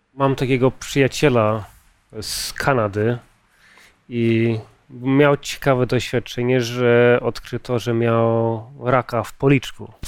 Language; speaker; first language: Polish; early bilingual, heritage; Polish